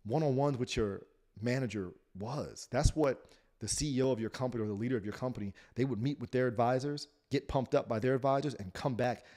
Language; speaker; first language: English; native; English